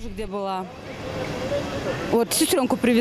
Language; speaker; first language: Russian; native; Russian